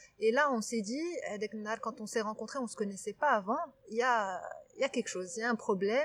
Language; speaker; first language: French; non-native, local second language; Arabic